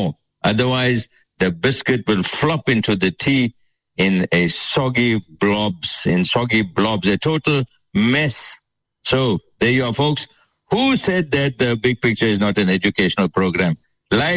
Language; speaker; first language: English; native; English